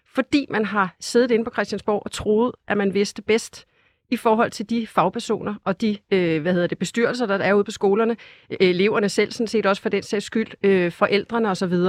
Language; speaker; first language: Danish; native; Danish